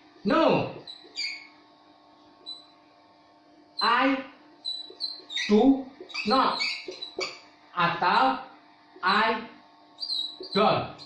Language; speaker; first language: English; non-native, fluent; Indonesian